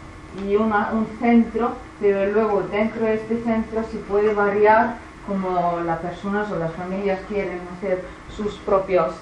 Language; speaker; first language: Spanish; non-native, fluent; Icelandic